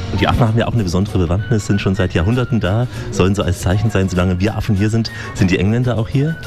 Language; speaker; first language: German; native; German